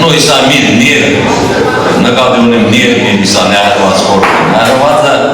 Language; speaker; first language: Armenian; early bilingual, heritage; Armenian